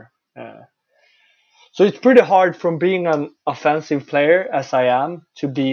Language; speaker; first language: English; non-native, fluent; Swedish